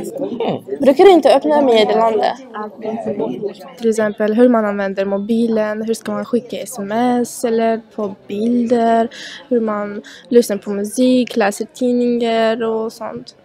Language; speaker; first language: Swedish; non-native, learner; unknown